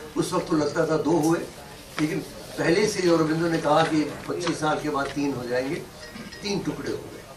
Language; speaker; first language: Hindi; non-native, local second language; Dogri